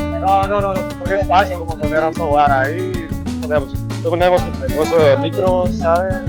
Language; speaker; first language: Spanish; early bilingual, other home language; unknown